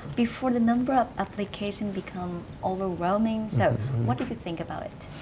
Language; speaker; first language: English; non-native, fluent; Vietnamese